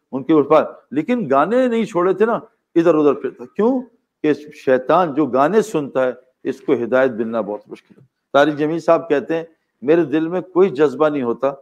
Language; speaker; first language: Urdu; native; Urdu